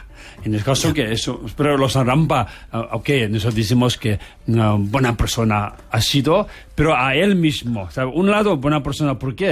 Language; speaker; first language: Spanish; non-native, learner; Tibetan